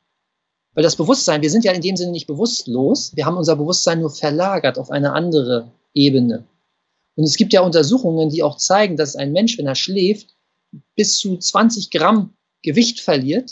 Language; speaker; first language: German; native; German